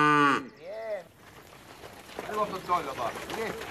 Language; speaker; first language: French; native; French